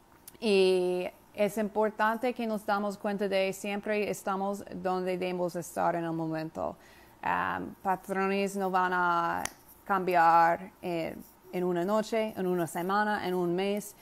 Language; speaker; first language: Spanish; non-native, fluent; English